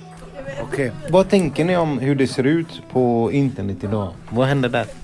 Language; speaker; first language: Swedish; native; Swedish